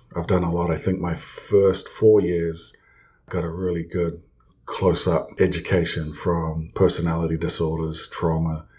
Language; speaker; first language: English; native; English